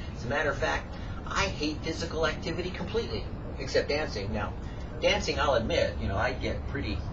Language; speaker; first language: English; native; English